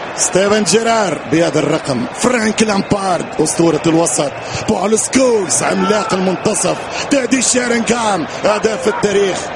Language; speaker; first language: Arabic; native; Arabic